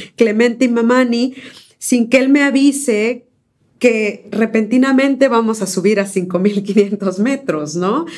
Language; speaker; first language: Spanish; native; Spanish